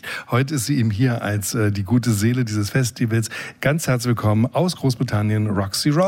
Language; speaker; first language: German; native; German